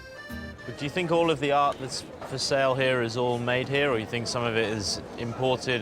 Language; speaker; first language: English; native; English